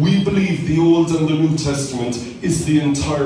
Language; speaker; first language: English; native; English